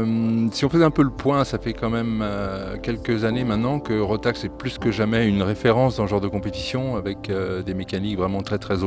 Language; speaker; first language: French; native; French